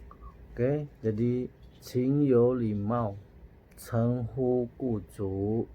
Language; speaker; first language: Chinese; non-native, fluent; Indonesian